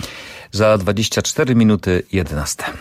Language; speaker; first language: Polish; native; Polish